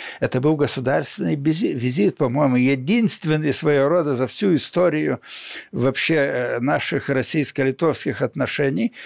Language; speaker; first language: Russian; non-native, local second language; Lithuanian